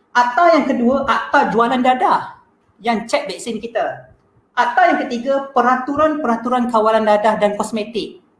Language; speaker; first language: Malay; native; Malay